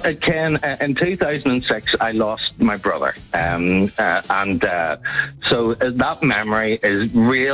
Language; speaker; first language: English; native; English